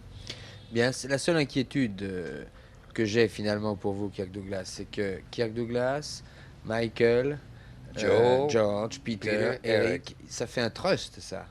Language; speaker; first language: French; native; French